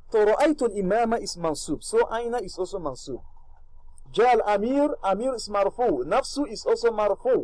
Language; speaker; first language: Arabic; non-native, fluent; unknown